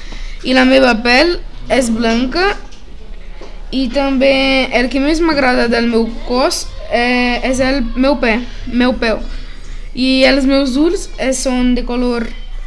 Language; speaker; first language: Catalan; non-native, learner; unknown